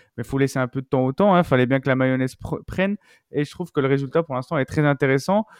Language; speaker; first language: French; native; French